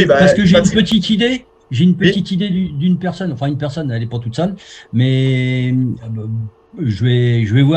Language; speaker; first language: French; native; French